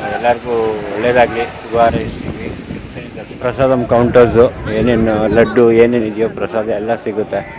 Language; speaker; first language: Kannada; non-native, local second language; Tamil